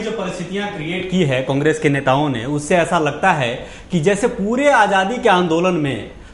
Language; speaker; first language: Hindi; native; Hindi